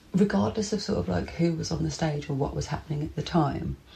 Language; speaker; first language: English; native; English